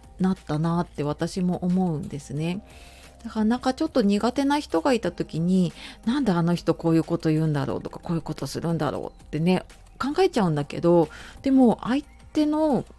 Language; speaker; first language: Japanese; native; Japanese